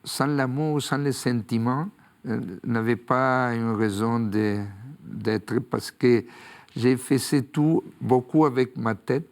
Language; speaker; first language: French; non-native, fluent; Spanish